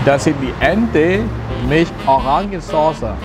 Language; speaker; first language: German; non-native, learner; Thai